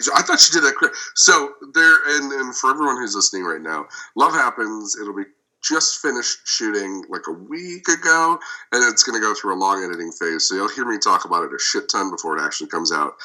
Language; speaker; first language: English; native; English